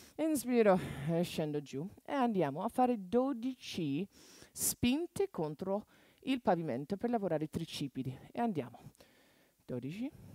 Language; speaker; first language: Italian; non-native, fluent; English